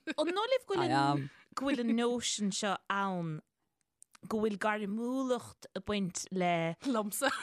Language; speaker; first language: Irish; native; Irish